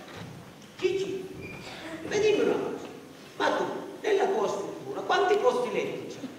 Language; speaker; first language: Italian; native; Italian